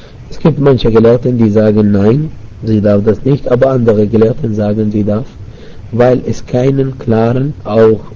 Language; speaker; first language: German; non-native, fluent; Arabic